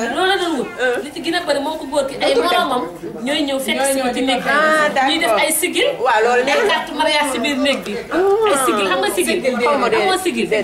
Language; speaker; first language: Wolof; non-native, local second language; Fula